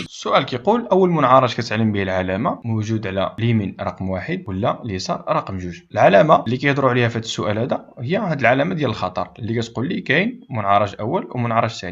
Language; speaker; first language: Arabic; native; Arabic